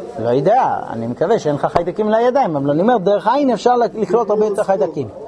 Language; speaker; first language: Hebrew; non-native, fluent; English